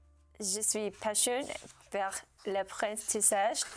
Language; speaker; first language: French; non-native, learner; English